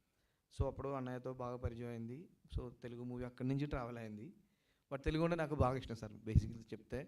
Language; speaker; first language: Telugu; non-native, local second language; Malayalam